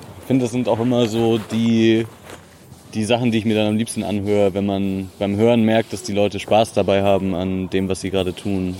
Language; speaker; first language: German; native; German